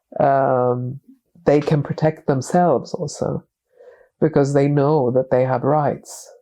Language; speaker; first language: English; non-native, fluent; Swedish